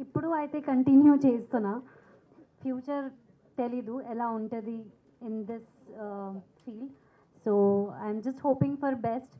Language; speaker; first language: Telugu; non-native, fluent; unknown